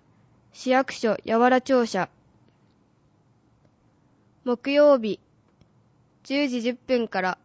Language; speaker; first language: Japanese; native; Japanese